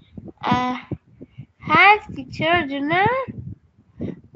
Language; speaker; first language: English; non-native, learner; Vietnamese